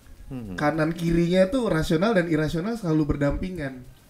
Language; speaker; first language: Indonesian; native; Indonesian